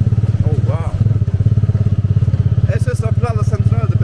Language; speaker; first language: Spanish; non-native, learner; English